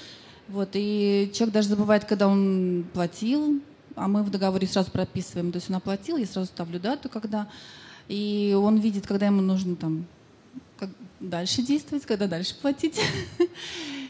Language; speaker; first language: Russian; native; Russian